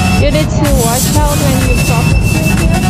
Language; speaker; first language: English; non-native, fluent; Indonesian